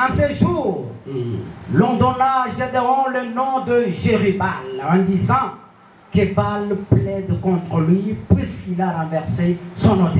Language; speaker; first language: French; non-native, local second language; Lingala